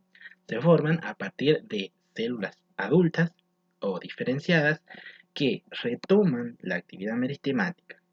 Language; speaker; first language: Spanish; native; Spanish